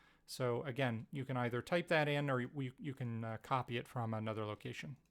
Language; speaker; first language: English; native; English